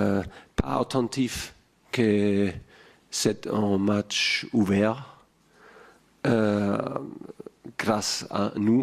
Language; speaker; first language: French; non-native, fluent; German